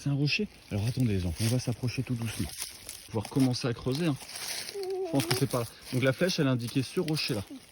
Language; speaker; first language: French; native; French